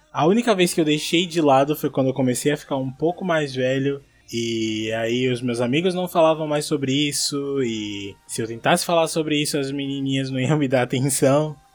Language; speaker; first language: Portuguese; native; Portuguese